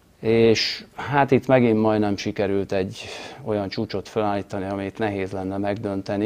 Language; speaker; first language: Hungarian; native; Hungarian